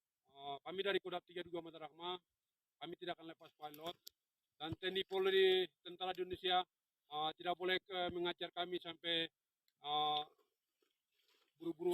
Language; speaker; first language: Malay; non-native, local second language; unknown